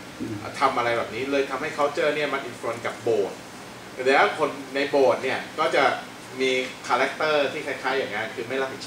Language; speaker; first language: Thai; native; Thai